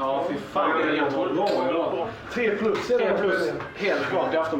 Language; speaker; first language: Swedish; native; Swedish